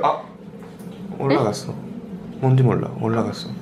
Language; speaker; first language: Korean; non-native, learner; Japanese